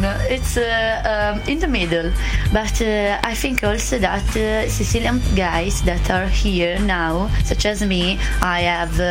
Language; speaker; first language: English; non-native, learner; Italian